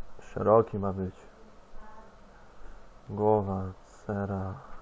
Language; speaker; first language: Polish; native; Polish